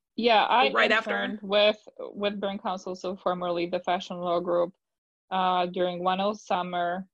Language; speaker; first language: English; non-native, fluent; Polish